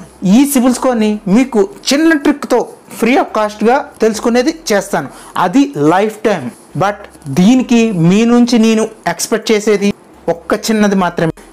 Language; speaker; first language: Telugu; native; Telugu